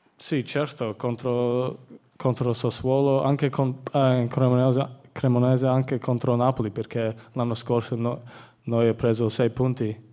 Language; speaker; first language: Italian; non-native, learner; English